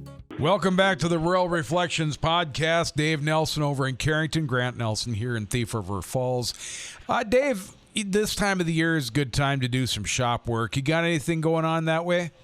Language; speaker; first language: English; native; English